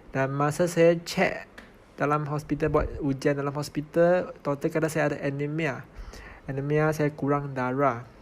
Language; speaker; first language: Malay; non-native, local second language; Chinese